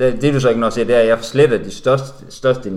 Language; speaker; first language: Danish; native; Danish